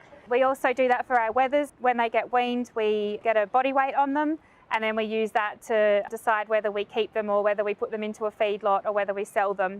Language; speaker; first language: English; native; English